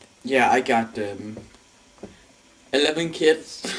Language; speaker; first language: English; non-native, learner; Danish